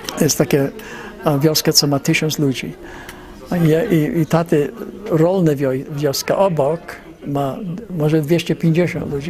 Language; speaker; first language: Polish; early bilingual, heritage; Polish